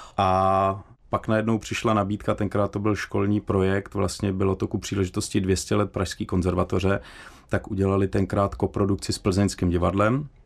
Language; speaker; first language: Czech; native; Czech